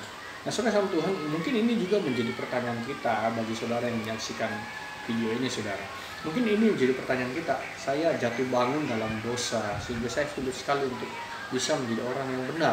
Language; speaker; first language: Indonesian; native; Indonesian